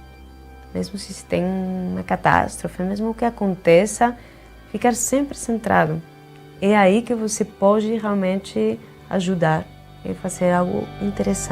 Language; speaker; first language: Portuguese; non-native, fluent; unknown